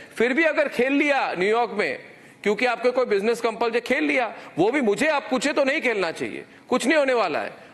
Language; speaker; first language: Hindi; native; Hindi